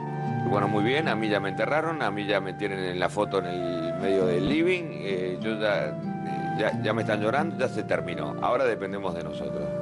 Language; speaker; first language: Spanish; native; Spanish